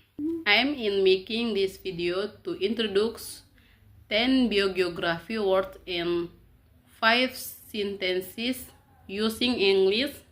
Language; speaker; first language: English; non-native, learner; Indonesian